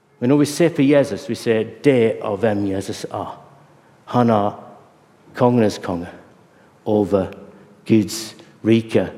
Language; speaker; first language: Norwegian; non-native, fluent; English